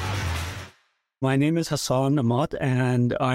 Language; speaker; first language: English; non-native, local second language; Punjabi